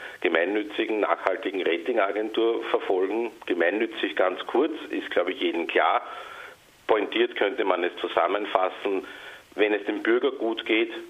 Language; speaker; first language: German; native; German